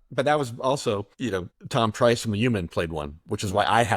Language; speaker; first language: English; native; English